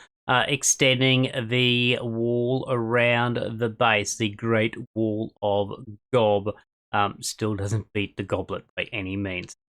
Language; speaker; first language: English; native; English